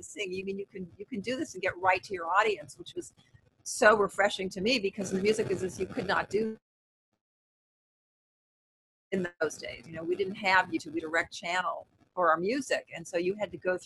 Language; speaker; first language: English; native; English